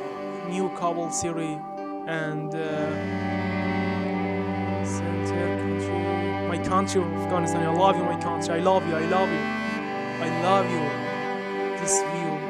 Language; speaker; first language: English; non-native, learner; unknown